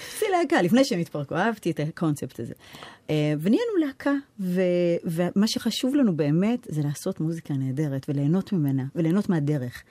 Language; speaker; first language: Hebrew; early bilingual, heritage; Hebrew